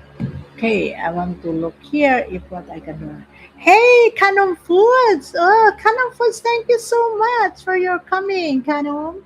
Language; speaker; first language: English; non-native, local second language; Filipino